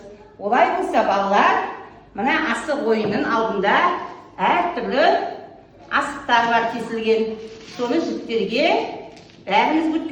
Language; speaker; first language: Kazakh; native; Kazakh